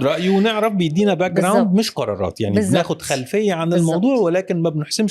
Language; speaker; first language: Arabic; native; Arabic